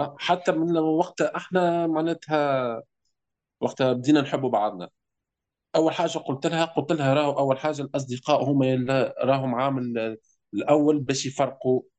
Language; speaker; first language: Arabic; native; Arabic